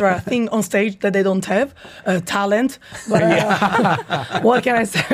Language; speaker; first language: English; non-native, fluent; Italian